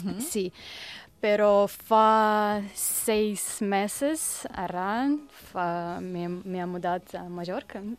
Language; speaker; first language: Catalan; non-native, learner; Russian